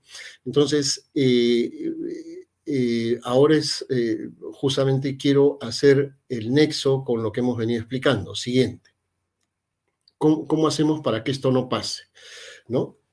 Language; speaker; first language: Spanish; native; Spanish